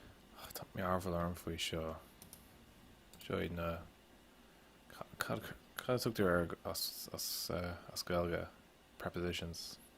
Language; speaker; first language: Irish; non-native, local second language; English